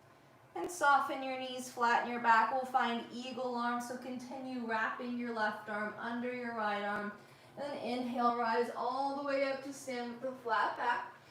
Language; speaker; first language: English; native; English